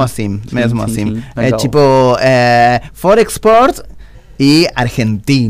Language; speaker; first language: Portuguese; non-native, learner; Spanish